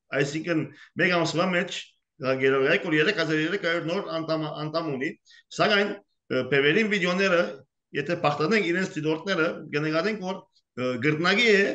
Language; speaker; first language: Armenian; early bilingual, heritage; Armenian